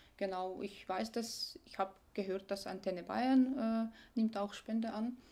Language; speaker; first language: German; non-native, fluent; Ukrainian